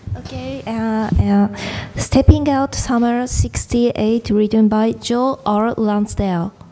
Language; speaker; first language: English; non-native, learner; Japanese